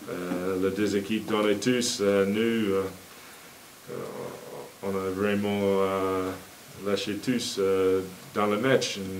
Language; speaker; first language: French; non-native, learner; English